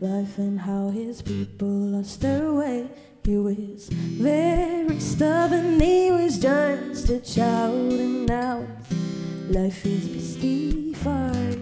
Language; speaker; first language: English; non-native, local second language; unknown